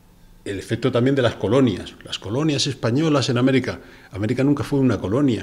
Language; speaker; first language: Spanish; native; Spanish